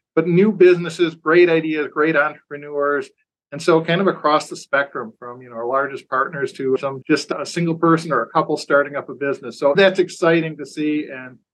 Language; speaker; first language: English; native; English